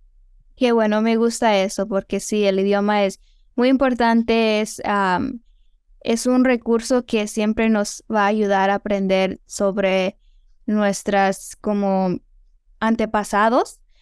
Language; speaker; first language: Spanish; early bilingual, heritage; Spanish